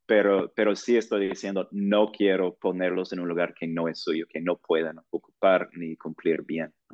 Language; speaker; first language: Spanish; non-native, fluent; English